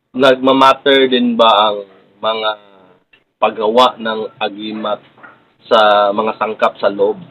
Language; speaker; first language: Filipino; non-native, local second language; Cebuano